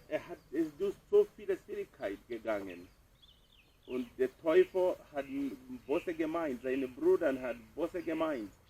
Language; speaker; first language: German; non-native, fluent; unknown